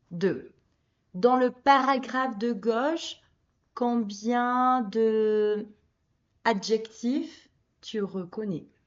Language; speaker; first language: French; non-native, fluent; Spanish